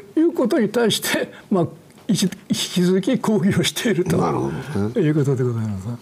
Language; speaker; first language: Japanese; native; Japanese